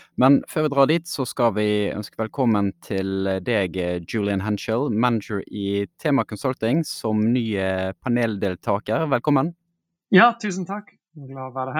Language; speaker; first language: Norwegian; non-native, fluent; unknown